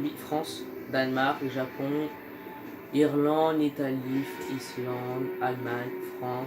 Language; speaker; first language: French; native; French